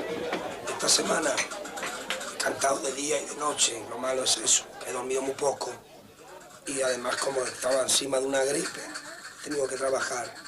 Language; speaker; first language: Spanish; native; Spanish